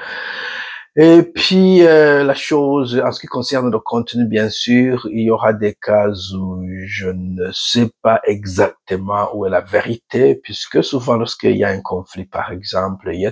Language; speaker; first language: French; non-native, local second language; Rundi